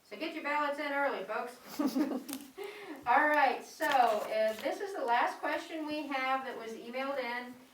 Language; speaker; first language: English; native; English